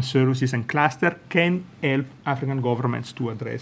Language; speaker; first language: English; non-native, fluent; Italian